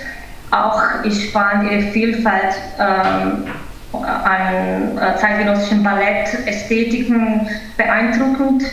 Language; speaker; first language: German; non-native, fluent; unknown